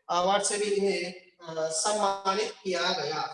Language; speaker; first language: Hindi; non-native, local second language; Telugu